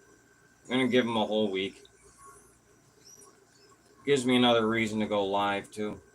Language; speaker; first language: English; native; English